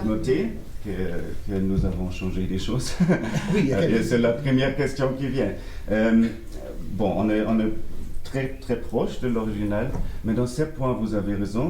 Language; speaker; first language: French; non-native, learner; German